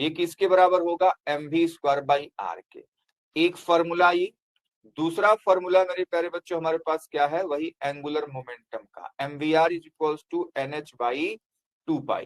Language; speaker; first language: Hindi; native; Hindi